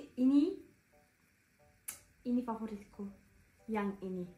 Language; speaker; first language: Indonesian; non-native, learner; Turkish